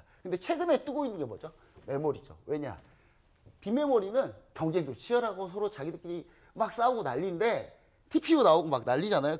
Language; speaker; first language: Korean; native; Korean